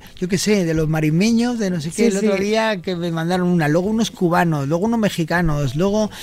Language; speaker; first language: Spanish; native; Spanish